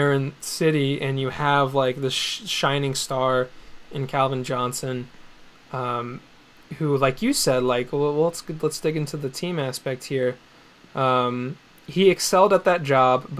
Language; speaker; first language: English; native; English